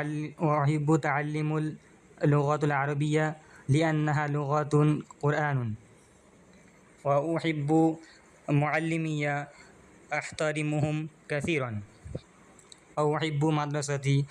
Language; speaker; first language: Arabic; non-native, learner; Bangla